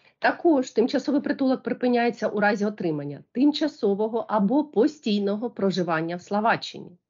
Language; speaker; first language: Ukrainian; native; Ukrainian